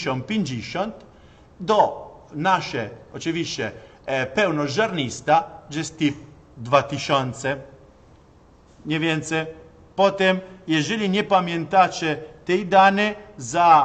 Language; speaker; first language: Polish; non-native, learner; Italian